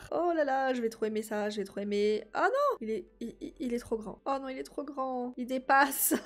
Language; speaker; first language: French; native; French